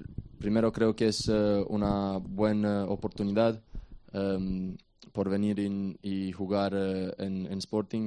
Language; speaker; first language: Spanish; non-native, fluent; Romanian